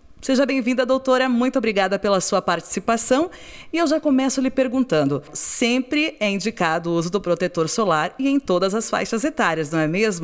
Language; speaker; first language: Portuguese; native; Portuguese